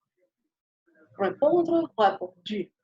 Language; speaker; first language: French; non-native, fluent; Spanish